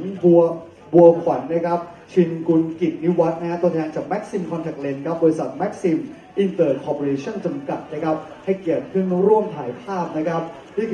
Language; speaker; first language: Thai; native; Thai